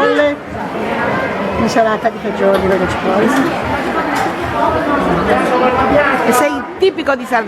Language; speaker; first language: Italian; non-native, learner; Spanish